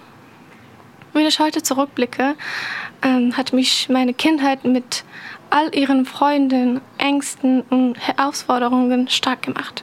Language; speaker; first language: German; non-native, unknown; Persian